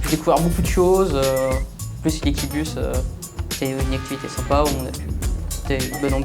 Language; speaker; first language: French; native; French